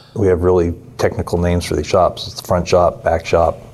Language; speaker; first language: English; native; English